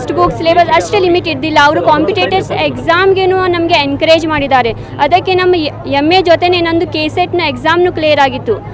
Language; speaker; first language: Kannada; native; Kannada